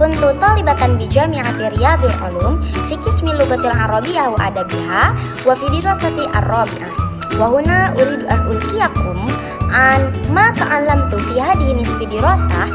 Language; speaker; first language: Arabic; non-native, learner; Indonesian